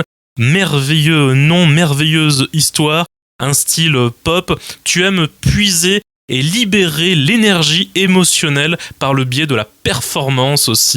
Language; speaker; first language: French; native; French